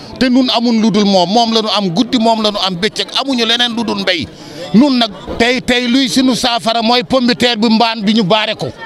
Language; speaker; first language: Wolof; native; Wolof